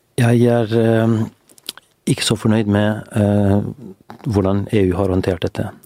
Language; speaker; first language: Norwegian; non-native, fluent; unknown